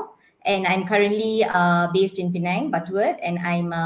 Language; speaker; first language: English; non-native, local second language; Tamil